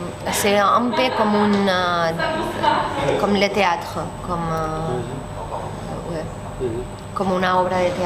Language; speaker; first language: French; non-native, learner; Spanish